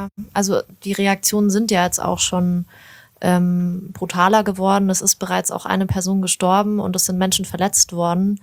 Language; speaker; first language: German; native; German